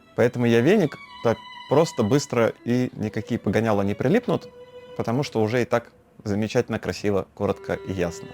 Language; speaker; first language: Russian; native; Russian